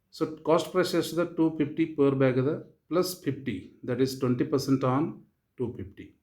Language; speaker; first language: English; non-native, local second language; Kannada